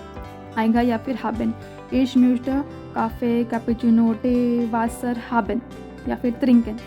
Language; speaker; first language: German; non-native, fluent; Hindi